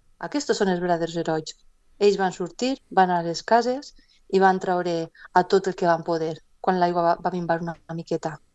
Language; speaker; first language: Catalan; non-native, local second language; Spanish